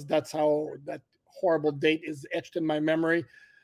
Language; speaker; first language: English; non-native, fluent; French